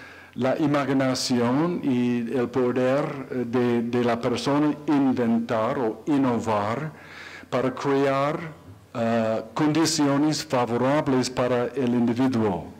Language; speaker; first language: Spanish; non-native, learner; English